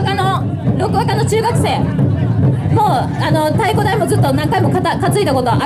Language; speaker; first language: Japanese; native; Japanese